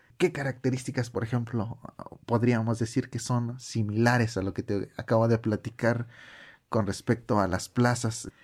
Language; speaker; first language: Spanish; native; Spanish